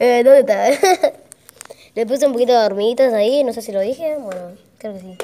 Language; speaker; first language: Spanish; native; Spanish